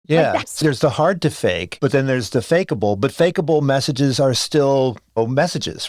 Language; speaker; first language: English; native; English